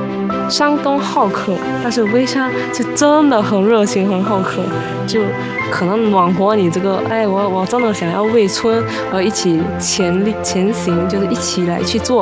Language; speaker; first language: Chinese; non-native, fluent; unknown